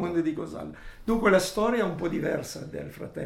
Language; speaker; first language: Italian; non-native, fluent; French